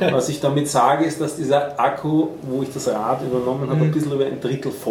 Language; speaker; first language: German; native; German